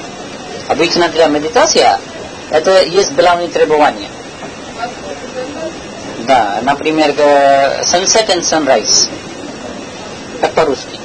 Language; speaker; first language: Russian; non-native, learner; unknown